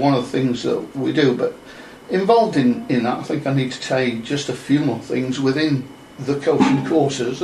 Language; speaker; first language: English; native; English